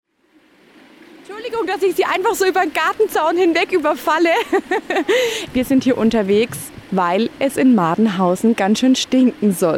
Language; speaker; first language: German; native; German